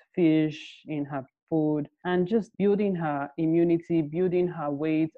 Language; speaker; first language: English; non-native, local second language; Yoruba